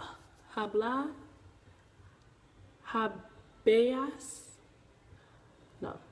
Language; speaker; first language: Spanish; non-native, learner; English